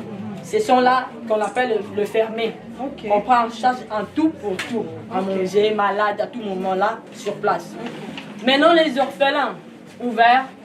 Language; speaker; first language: French; non-native, local second language; Lingala